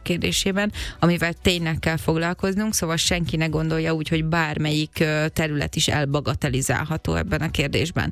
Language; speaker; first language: Hungarian; native; Hungarian